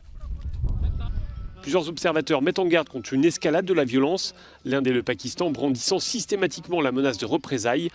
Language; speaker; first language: French; native; French